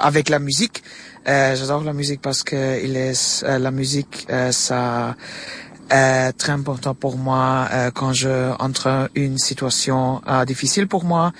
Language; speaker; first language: French; non-native, learner; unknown